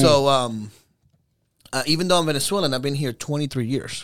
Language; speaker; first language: English; early bilingual, other home language; Spanish